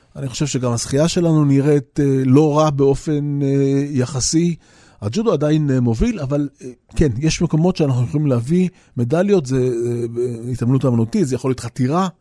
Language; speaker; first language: Hebrew; native; Hebrew